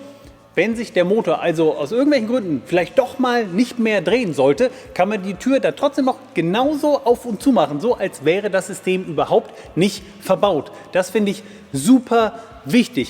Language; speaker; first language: German; native; German